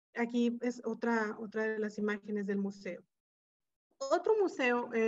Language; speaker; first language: Spanish; native; Spanish